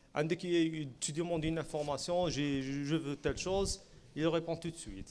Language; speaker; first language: French; non-native, local second language; Arabic